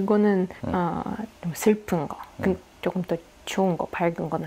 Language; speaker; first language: Korean; non-native, fluent; Russian